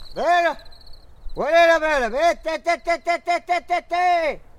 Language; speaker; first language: French; native; French